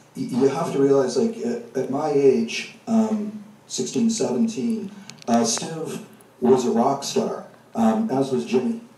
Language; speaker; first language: English; native; English